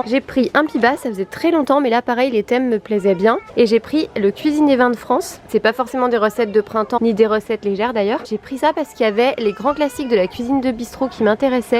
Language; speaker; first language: French; native; French